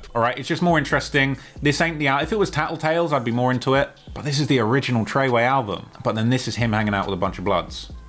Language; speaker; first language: English; native; English